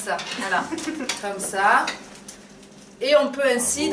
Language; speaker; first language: French; native; French